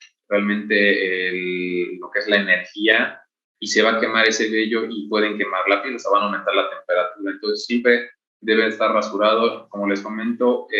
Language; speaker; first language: Spanish; native; Spanish